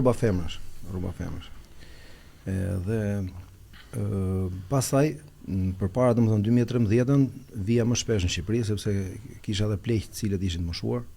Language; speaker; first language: Albanian; native; Albanian